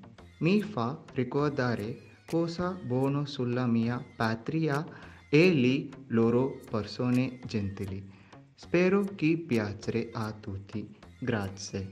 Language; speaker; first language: Italian; non-native, learner; Tamil